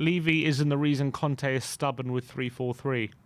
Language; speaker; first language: English; native; English